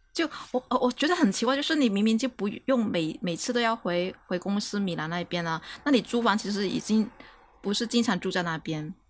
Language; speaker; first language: Chinese; non-native, local second language; Cantonese